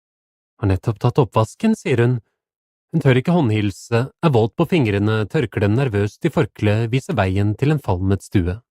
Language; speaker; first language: Norwegian; native; Norwegian